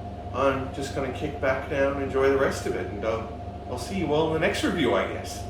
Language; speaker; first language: English; native; English